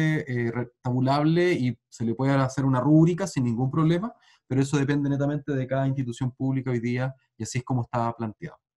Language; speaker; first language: Spanish; native; Spanish